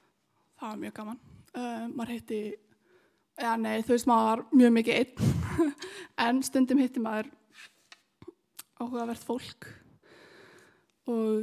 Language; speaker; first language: Icelandic; native; Icelandic